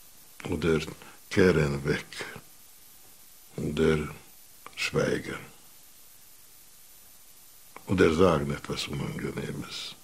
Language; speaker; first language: German; non-native, fluent; Hungarian